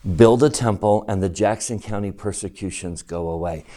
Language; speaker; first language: English; native; English